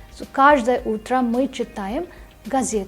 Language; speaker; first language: Russian; non-native, fluent; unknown